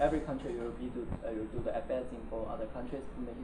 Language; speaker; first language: English; non-native, learner; Chinese